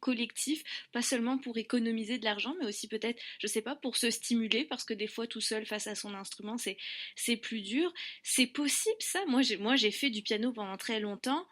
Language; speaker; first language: French; native; French